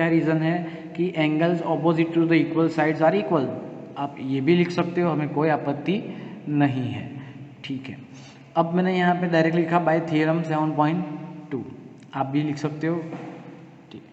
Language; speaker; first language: Hindi; native; Hindi